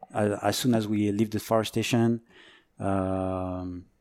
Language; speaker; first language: English; non-native, fluent; French